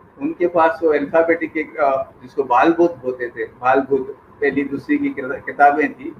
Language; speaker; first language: Urdu; non-native, local second language; Sindhi